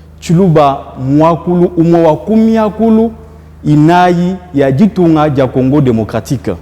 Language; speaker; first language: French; non-native, local second language; Luba-Lulua